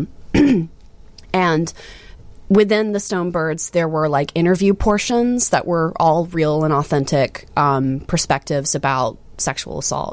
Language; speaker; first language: English; native; English